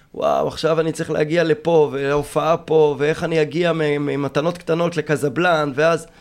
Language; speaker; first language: Hebrew; native; Hebrew